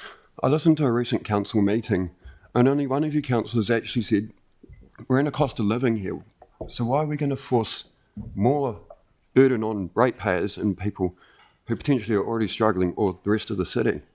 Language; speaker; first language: English; native; English